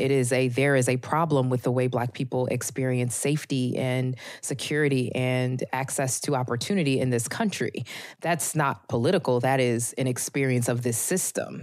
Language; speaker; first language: English; native; English